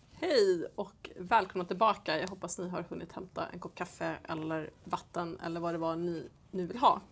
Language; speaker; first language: Swedish; native; Swedish